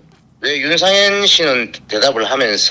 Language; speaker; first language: Korean; native; Korean